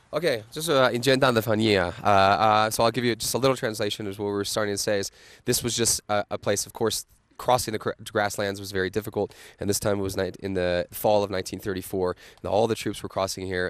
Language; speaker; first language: English; native; English